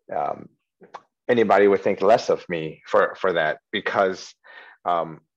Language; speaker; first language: English; early bilingual, other home language; Chinese